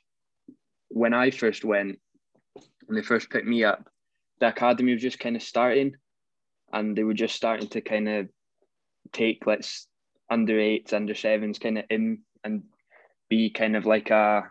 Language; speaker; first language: English; native; English